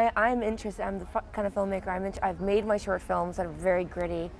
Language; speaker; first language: English; native; English